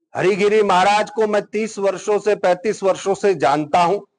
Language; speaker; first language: Hindi; non-native, local second language; Gujarati